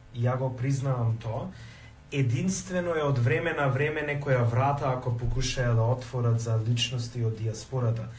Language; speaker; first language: Macedonian; early bilingual, heritage; Macedonian